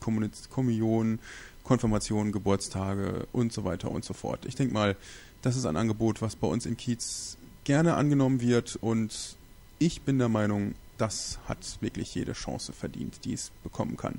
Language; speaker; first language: German; native; German